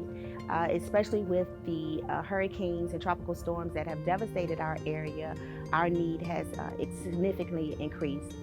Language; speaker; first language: English; native; English